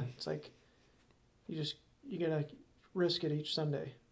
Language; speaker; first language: English; native; English